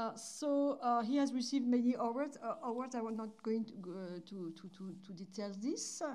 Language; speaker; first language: English; non-native, fluent; French